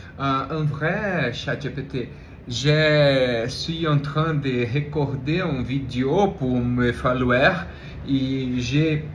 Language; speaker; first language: French; non-native, learner; Portuguese